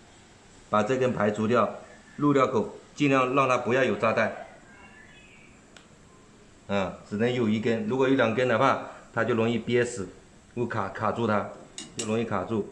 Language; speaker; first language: Chinese; native; Chinese